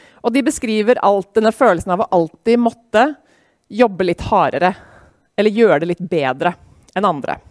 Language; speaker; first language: Norwegian; native; Norwegian